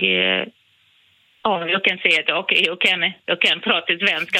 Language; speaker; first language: Swedish; non-native, fluent; Portuguese